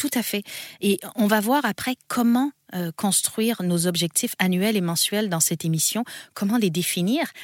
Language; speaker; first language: French; native; French